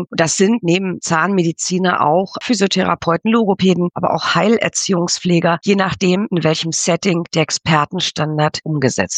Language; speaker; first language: German; native; German